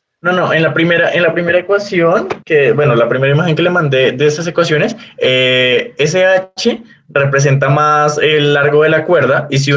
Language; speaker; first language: Spanish; native; Spanish